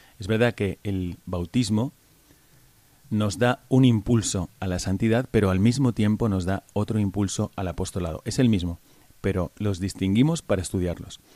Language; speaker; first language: Spanish; native; Spanish